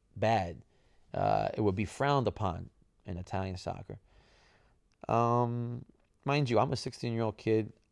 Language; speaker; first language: English; early bilingual, other home language; Italian